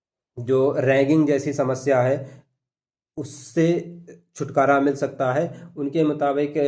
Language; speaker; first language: Hindi; native; Hindi